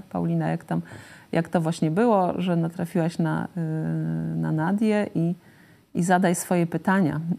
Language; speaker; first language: Polish; native; Polish